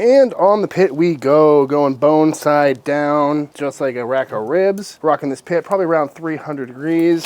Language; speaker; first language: English; native; English